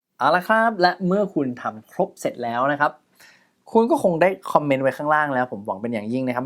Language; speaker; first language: Thai; native; Thai